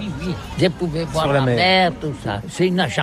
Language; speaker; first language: French; non-native, learner; Catalan